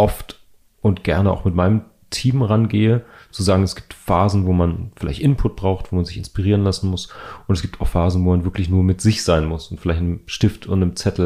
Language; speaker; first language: German; native; German